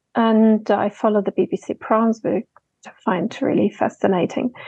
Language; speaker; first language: English; non-native, fluent; German